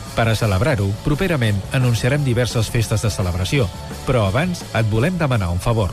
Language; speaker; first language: Catalan; native; Catalan